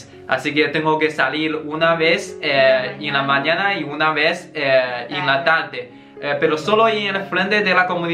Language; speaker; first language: Spanish; non-native, learner; Chinese